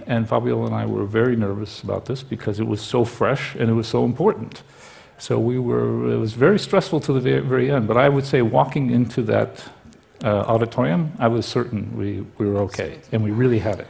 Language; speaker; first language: English; native; English